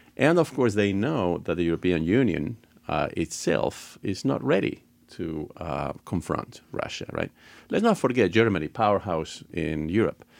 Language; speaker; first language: English; non-native, fluent; Spanish